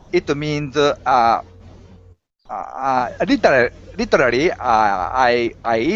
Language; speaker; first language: English; non-native, learner; Japanese